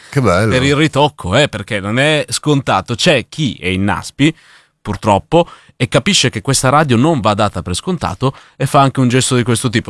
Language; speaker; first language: Italian; native; Italian